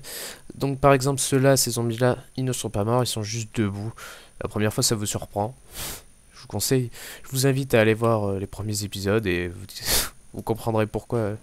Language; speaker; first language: French; native; French